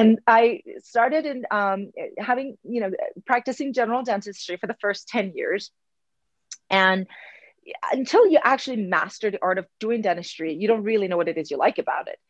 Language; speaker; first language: English; non-native, fluent; Persian